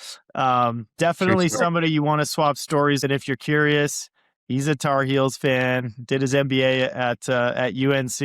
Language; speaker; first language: English; native; English